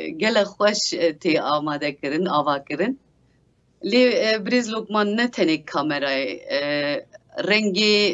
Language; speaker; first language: Kurdish; early bilingual, heritage; Kurdish